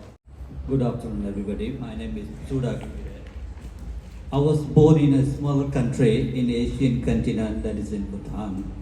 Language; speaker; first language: English; non-native, local second language; Nepali